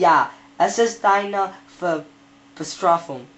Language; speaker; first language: German; non-native, learner; English